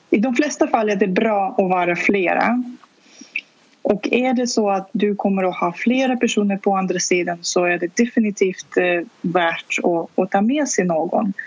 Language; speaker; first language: Swedish; non-native, fluent; Russian